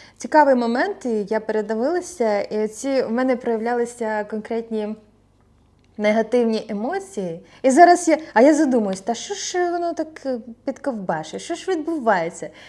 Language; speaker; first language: Ukrainian; non-native, local second language; Russian